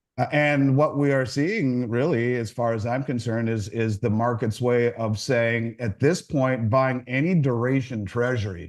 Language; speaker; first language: English; native; English